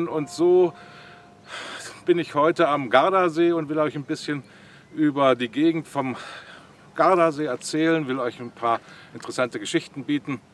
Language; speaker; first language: German; native; German